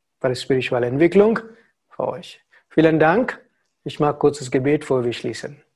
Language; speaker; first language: German; non-native, learner; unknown